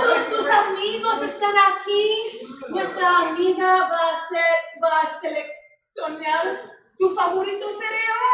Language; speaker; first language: Spanish; non-native, fluent; English